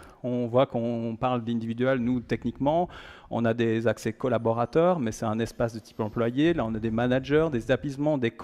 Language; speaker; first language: French; native; French